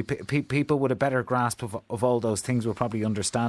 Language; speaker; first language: English; native; English